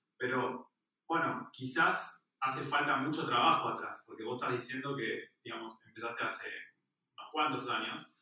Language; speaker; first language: Spanish; native; Spanish